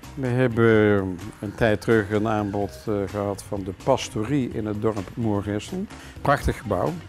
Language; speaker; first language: Dutch; native; Dutch